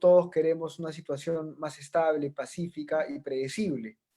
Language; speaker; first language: Spanish; native; Spanish